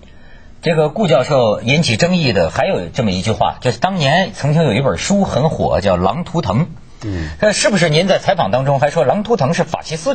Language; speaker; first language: Chinese; native; Chinese